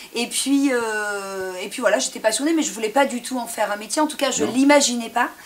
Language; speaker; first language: French; native; French